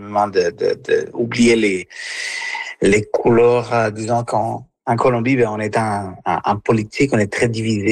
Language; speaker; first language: French; non-native, fluent; Spanish